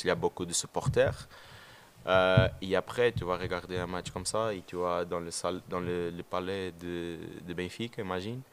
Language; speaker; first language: French; non-native, learner; Portuguese